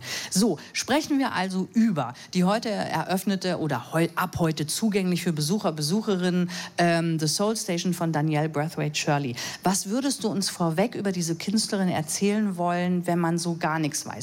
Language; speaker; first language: German; native; German